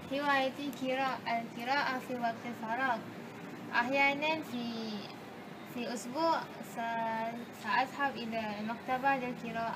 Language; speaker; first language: Arabic; non-native, learner; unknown